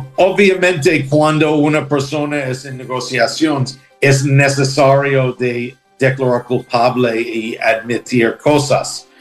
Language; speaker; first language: Spanish; non-native, learner; English